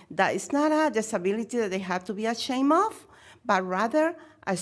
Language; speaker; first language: English; non-native, fluent; Spanish